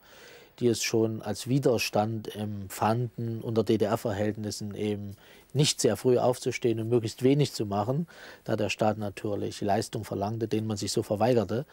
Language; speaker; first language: German; native; German